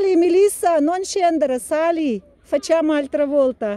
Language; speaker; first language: Italian; non-native, fluent; Russian